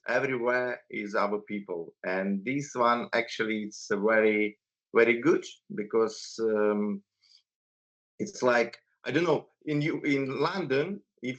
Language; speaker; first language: English; non-native, fluent; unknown